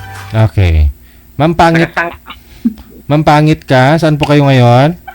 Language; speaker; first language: Filipino; native; Filipino